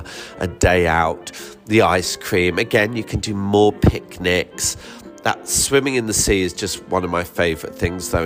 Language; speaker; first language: English; native; English